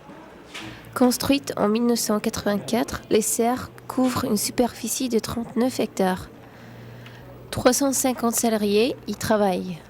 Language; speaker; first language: French; native; French